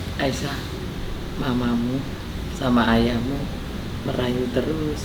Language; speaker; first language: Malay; non-native, local second language; Javanese